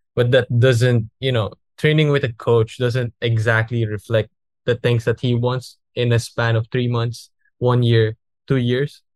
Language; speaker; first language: English; non-native, local second language; Filipino